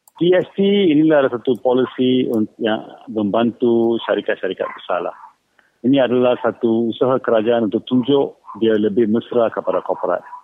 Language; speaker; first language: Malay; native; Malay